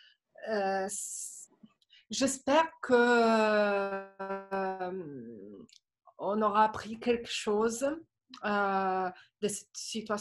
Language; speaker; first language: French; non-native, fluent; Italian